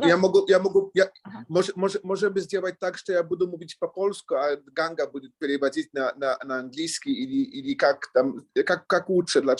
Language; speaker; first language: Russian; non-native, learner; Polish